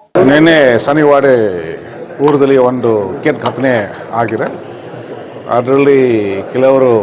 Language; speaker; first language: Kannada; non-native, fluent; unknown